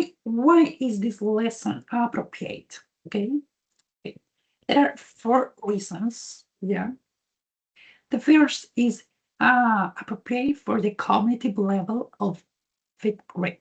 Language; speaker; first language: English; non-native, learner; Spanish